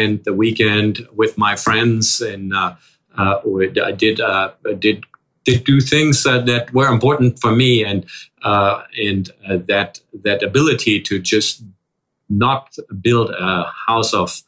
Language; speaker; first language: English; non-native, fluent; German